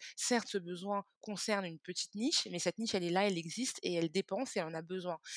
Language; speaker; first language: French; early bilingual, other home language; Hebrew